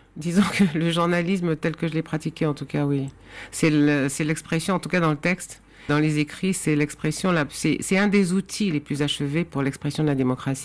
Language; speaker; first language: French; native; French